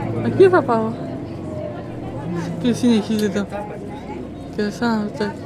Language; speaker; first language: Greek; non-native, learner; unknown